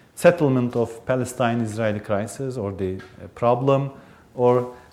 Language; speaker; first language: English; non-native, fluent; Turkish